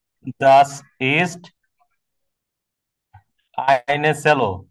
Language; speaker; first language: German; non-native, learner; Bangla